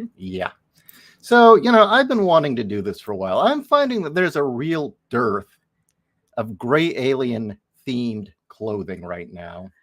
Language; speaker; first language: English; native; English